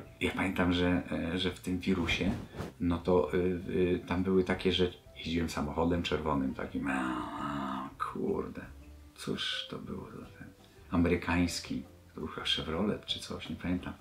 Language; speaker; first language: Polish; native; Polish